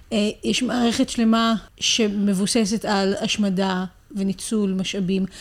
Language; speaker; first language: Hebrew; native; Hebrew